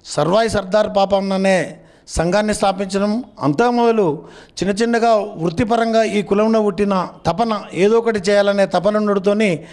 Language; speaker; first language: Telugu; native; Telugu